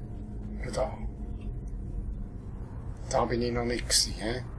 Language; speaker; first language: German; native; German